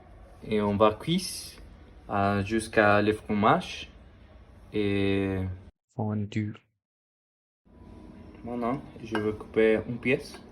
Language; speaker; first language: French; non-native, learner; Spanish